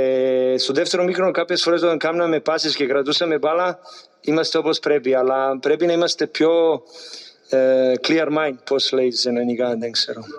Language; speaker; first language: Greek; non-native, learner; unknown